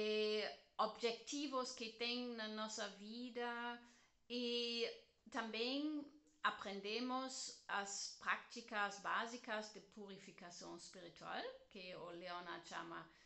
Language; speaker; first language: Portuguese; non-native, learner; German